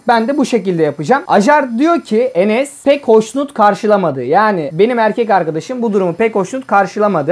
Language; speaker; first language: Turkish; native; Turkish